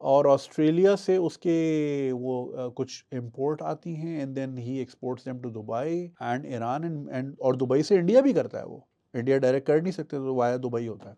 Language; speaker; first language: Urdu; native; Urdu